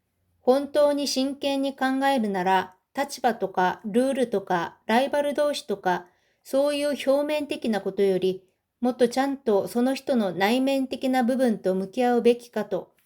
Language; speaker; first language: Japanese; non-native, fluent; Korean